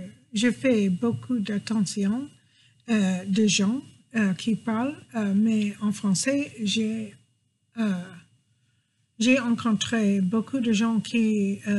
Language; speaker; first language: French; non-native, fluent; English